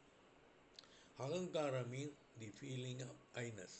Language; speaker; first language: English; non-native, local second language; Tamil